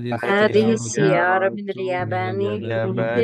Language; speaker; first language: Arabic; non-native, learner; English